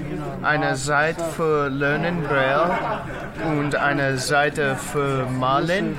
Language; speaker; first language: German; non-native, learner; English